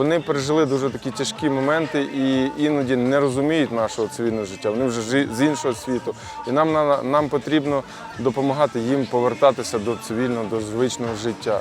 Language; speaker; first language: Ukrainian; non-native, local second language; Russian